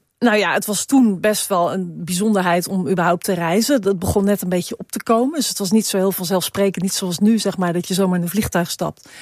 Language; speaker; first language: Dutch; native; Dutch